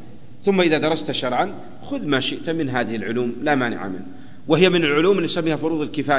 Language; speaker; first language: Arabic; native; Arabic